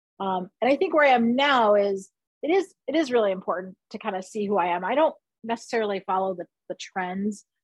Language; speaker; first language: English; native; English